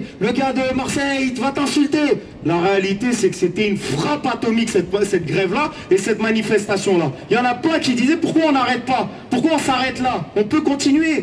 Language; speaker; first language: French; native; French